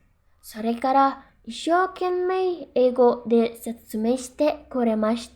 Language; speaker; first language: Japanese; non-native, fluent; Indonesian